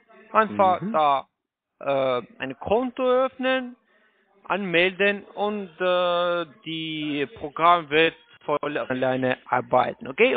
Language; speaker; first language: German; non-native, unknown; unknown